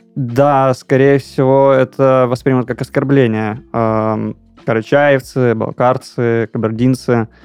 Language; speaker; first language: Russian; native; Russian